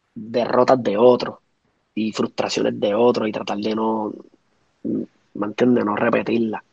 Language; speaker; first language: Spanish; native; Spanish